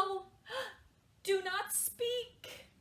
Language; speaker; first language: English; native; English